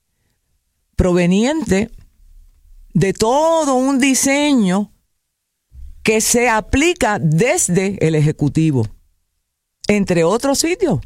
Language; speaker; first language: Spanish; native; Spanish